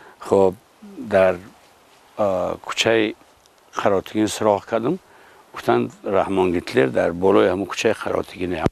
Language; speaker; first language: Tajik; native; Tajik